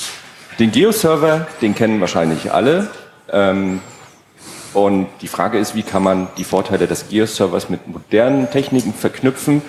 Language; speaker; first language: German; native; German